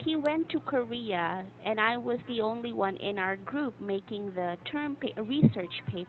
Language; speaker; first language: English; non-native, fluent; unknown